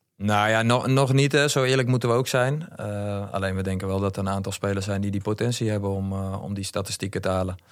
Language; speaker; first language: Dutch; native; Dutch